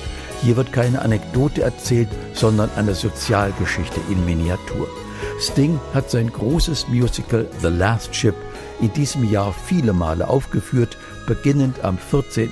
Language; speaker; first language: German; native; German